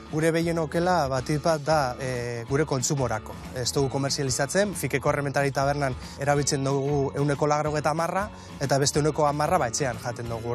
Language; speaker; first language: Basque; native; Basque